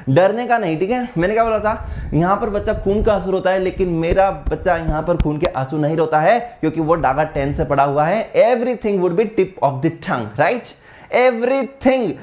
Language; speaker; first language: Hindi; non-native, local second language; Marathi